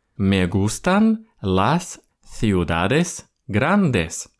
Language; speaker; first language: Spanish; non-native, fluent; Russian